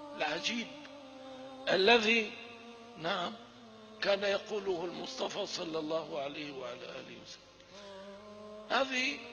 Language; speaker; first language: Arabic; early bilingual, other home language; Kurdish